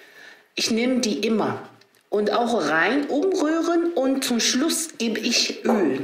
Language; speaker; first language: German; non-native, learner; Chinese